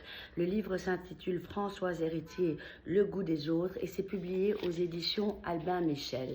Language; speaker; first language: French; native; French